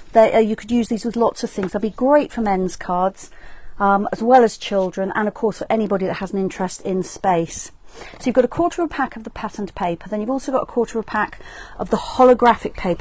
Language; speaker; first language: English; native; English